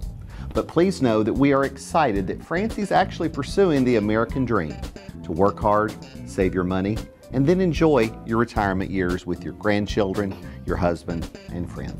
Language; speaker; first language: English; native; English